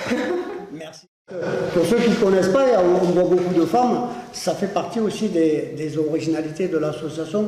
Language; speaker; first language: French; native; French